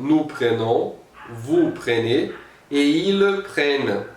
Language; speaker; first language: French; non-native, fluent; Portuguese